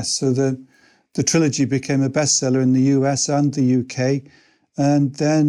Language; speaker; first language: English; native; English